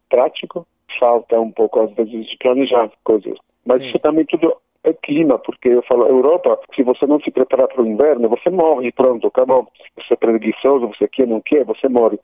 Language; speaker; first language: Portuguese; non-native, fluent; Polish